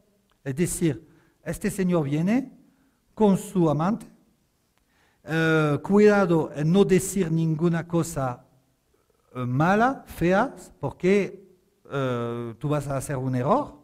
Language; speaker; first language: Spanish; non-native, fluent; French